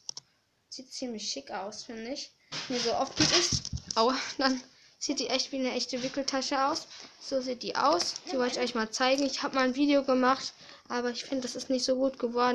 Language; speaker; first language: German; native; German